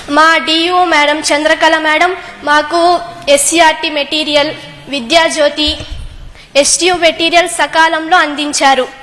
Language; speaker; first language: Telugu; native; Telugu